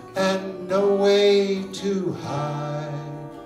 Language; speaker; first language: English; native; English